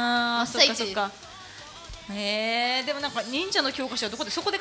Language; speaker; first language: Japanese; native; Japanese